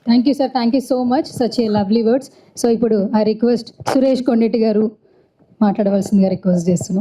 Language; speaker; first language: Telugu; native; Telugu